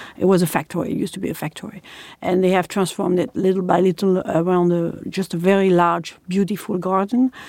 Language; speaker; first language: English; non-native, fluent; French